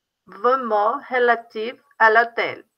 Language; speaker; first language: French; non-native, learner; Portuguese